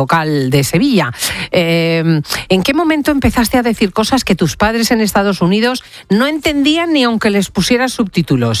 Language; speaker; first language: Spanish; native; Spanish